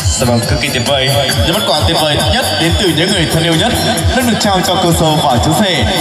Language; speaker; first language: Vietnamese; non-native, local second language; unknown